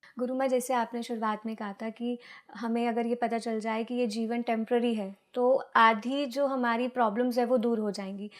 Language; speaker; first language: Hindi; native; Hindi